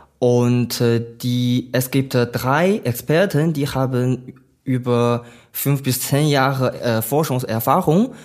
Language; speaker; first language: German; non-native, learner; Chinese